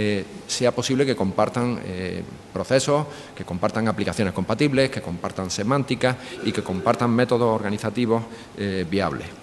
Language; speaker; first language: Spanish; native; Spanish